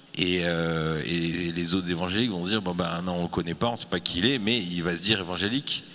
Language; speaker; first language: French; native; French